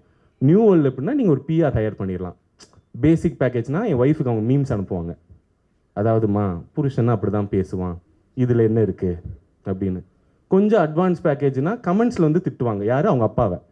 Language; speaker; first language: Tamil; native; Tamil